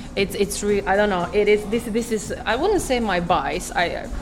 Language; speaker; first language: English; non-native, fluent; Croatian